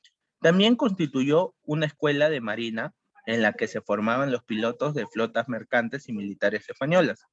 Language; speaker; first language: Spanish; native; Spanish